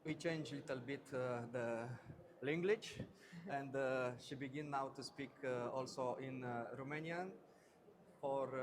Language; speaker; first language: English; non-native, learner; Romanian